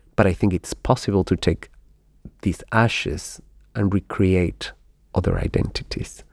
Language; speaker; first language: English; non-native, fluent; Spanish